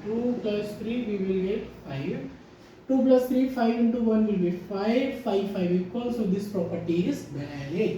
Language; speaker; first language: English; non-native, local second language; Hindi